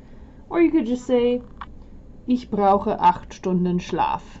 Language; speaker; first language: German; non-native, fluent; English